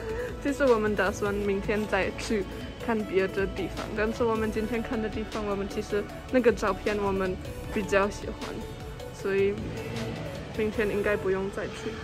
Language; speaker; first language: Chinese; early bilingual, heritage; German